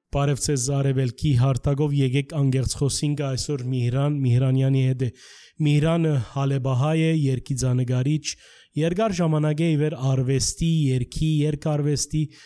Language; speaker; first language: Armenian; early bilingual, heritage; Armenian